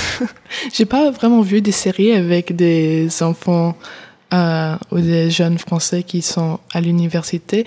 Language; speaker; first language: French; early bilingual, heritage; English